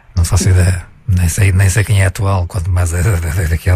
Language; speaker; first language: Portuguese; native; Portuguese